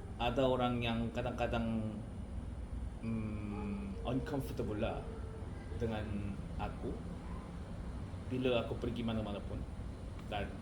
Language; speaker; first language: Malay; non-native, learner; Korean